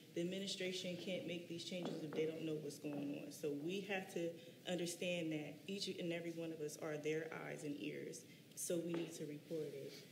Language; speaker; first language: English; native; English